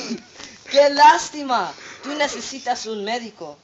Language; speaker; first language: Spanish; non-native, learner; English